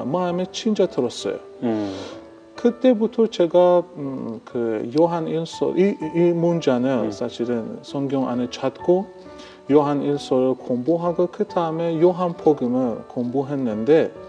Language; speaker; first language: Korean; non-native, learner; Persian